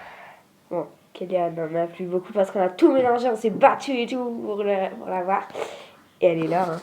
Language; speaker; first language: French; native; French